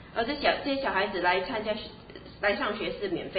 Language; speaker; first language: Chinese; native; Chinese